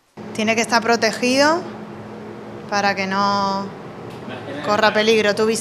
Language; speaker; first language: Spanish; native; Spanish